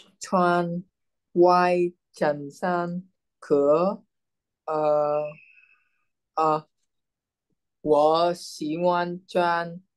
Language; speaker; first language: Chinese; non-native, learner; Vietnamese